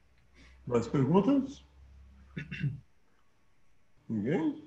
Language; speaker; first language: Portuguese; non-native, fluent; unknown